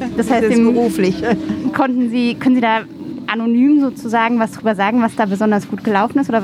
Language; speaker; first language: German; native; German